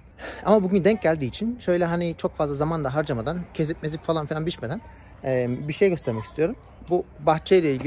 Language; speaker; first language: Turkish; native; Turkish